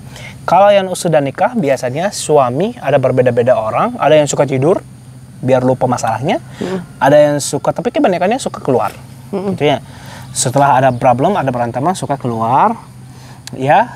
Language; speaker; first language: Indonesian; non-native, fluent; Arabic